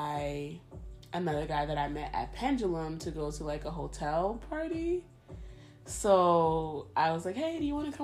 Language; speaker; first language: English; early bilingual, other home language; Spanish